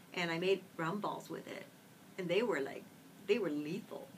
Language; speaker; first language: English; native; English